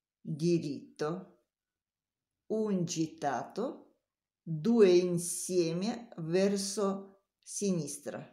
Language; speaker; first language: Italian; non-native, learner; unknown